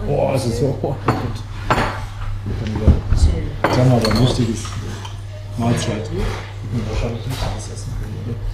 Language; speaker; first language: German; native; German